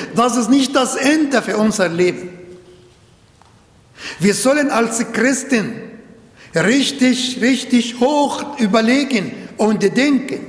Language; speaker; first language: German; non-native, learner; Arabic